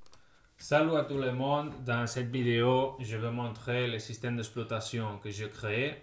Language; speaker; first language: French; non-native, fluent; Spanish